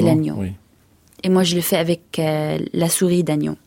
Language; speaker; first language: French; non-native, fluent; Arabic